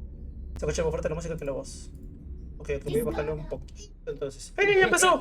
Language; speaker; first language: Spanish; native; Spanish